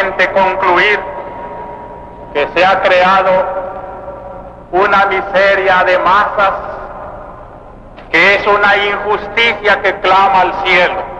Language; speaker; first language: Spanish; native; Spanish